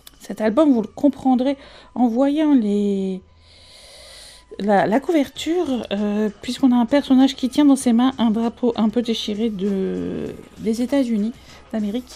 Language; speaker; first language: French; native; French